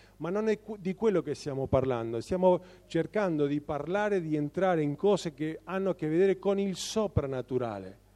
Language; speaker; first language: Italian; non-native, fluent; Spanish